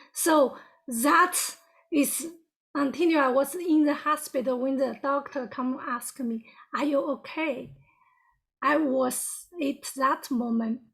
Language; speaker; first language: English; non-native, fluent; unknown